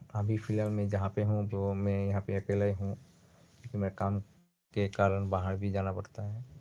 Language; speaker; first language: Hindi; non-native, local second language; Bangla